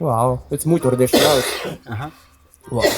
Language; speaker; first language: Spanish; non-native, learner; Japanese